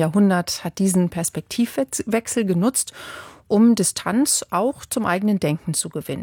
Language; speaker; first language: German; native; German